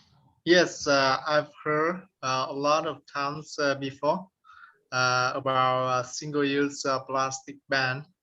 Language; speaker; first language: English; non-native, learner; Vietnamese